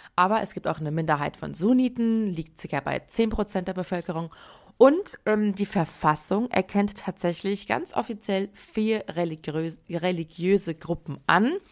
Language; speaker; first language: German; early bilingual, other home language; Persian